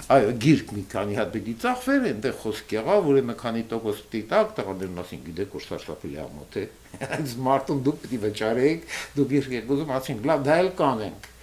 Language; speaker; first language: Armenian; early bilingual, heritage; Armenian